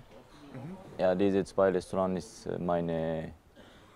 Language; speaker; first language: German; non-native, learner; Japanese